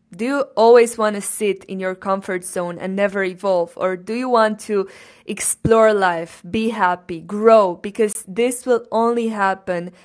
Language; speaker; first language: English; non-native, fluent; Romanian